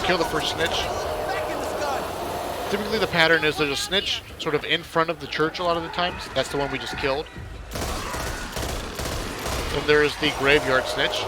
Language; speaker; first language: English; native; English